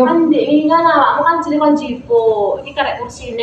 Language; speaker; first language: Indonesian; non-native, local second language; Javanese